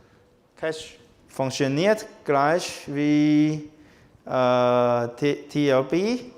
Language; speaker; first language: German; non-native, learner; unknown